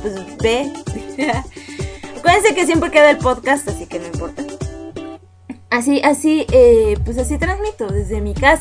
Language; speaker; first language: Spanish; native; Spanish